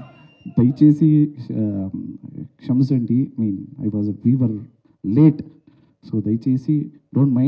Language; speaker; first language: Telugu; non-native, learner; Kannada